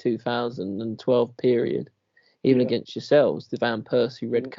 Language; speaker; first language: English; native; English